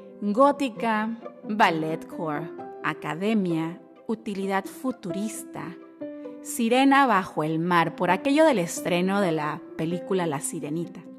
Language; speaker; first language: Spanish; native; Spanish